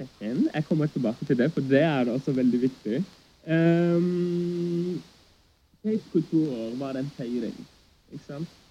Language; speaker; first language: Norwegian; early bilingual, other home language; Arabic